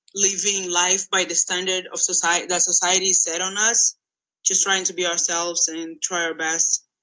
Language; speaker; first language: English; non-native, fluent; Portuguese